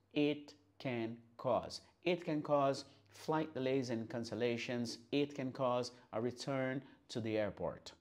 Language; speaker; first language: English; non-native, fluent; Portuguese